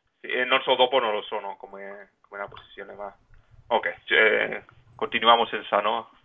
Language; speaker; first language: Italian; non-native, fluent; Spanish